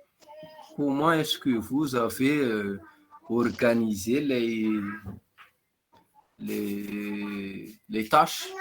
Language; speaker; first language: French; non-native, local second language; Malagasy